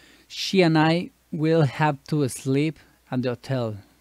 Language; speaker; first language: English; non-native, learner; Spanish